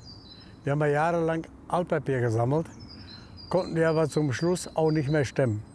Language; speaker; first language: German; native; German